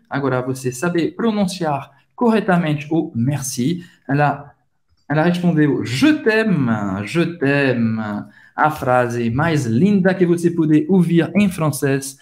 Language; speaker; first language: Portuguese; non-native, fluent; French